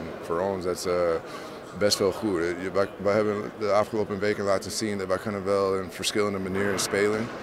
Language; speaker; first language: Dutch; non-native, fluent; English